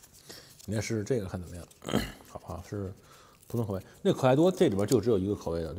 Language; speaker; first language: Chinese; native; Chinese